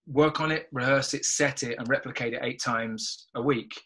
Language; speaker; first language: English; native; English